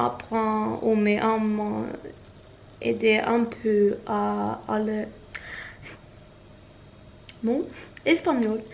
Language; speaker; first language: French; non-native, learner; Norwegian